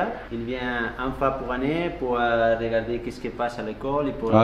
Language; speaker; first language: French; non-native, learner; Spanish